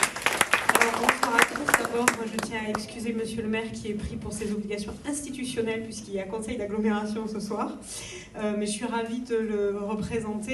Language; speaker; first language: French; native; French